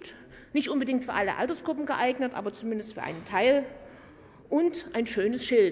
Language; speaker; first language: German; native; German